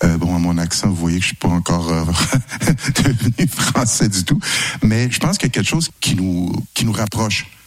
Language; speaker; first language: French; native; French